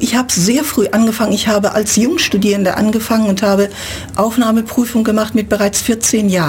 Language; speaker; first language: German; native; German